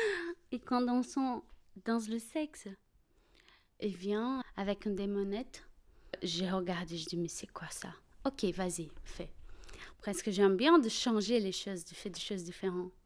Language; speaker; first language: French; non-native, fluent; Portuguese